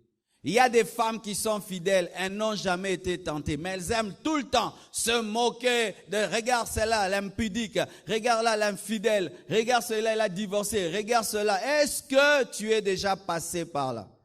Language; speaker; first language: French; non-native, local second language; Lingala